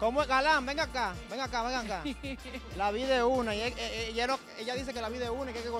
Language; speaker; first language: Spanish; native; Spanish